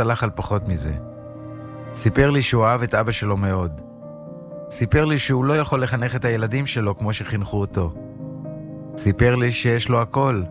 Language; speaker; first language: Hebrew; native; Hebrew